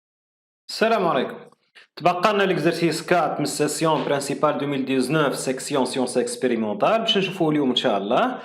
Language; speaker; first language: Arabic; native; Arabic